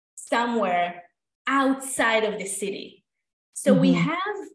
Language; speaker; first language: English; non-native, fluent; Hebrew